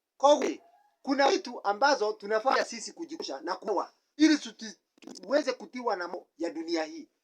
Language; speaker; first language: Swahili; non-native, local second language; Kikuyu